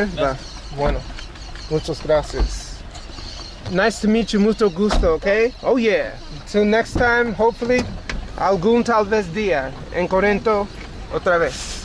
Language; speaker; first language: Spanish; non-native, learner; English